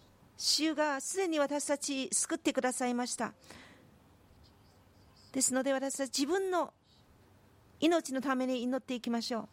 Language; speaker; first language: Japanese; non-native, fluent; Korean